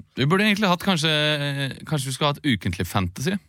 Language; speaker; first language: Norwegian; native; Norwegian